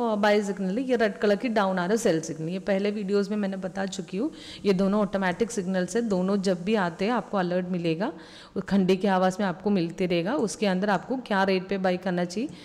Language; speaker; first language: Hindi; non-native, local second language; Malayalam